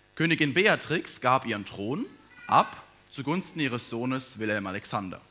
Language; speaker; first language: German; native; German